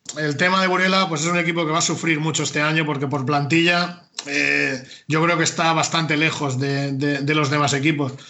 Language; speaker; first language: Spanish; native; Spanish